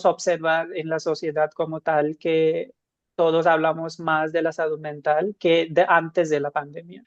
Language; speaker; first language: Spanish; non-native, fluent; Hindi